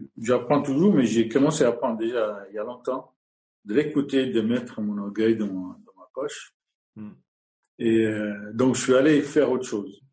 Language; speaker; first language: French; non-native, fluent; English